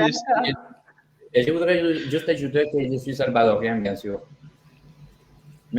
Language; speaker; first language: French; non-native, fluent; Spanish